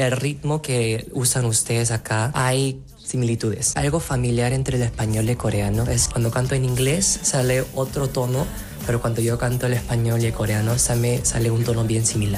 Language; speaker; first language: Spanish; non-native, fluent; Korean